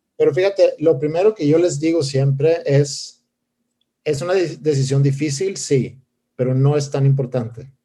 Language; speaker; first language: Spanish; non-native, fluent; Swedish